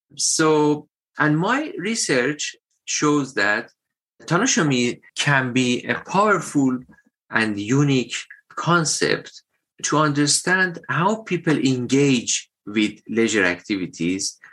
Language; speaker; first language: English; non-native, fluent; Persian